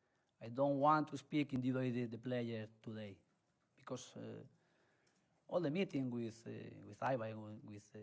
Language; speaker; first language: English; non-native, learner; Spanish